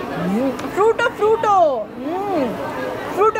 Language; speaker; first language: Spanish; non-native, learner; Kannada